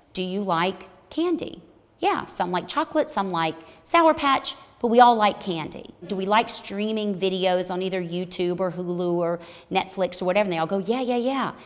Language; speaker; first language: English; native; English